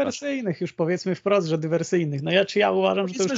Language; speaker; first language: Polish; native; Polish